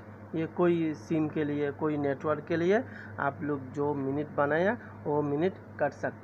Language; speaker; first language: Hindi; non-native, learner; Bangla